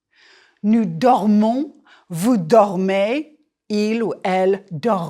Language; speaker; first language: French; non-native, fluent; English